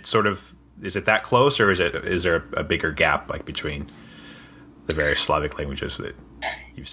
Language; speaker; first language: English; native; English